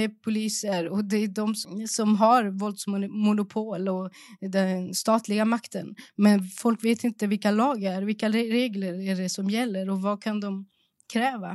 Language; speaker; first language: Swedish; early bilingual, other home language; Persian